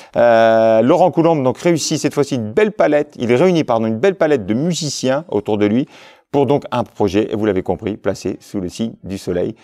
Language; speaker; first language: French; native; French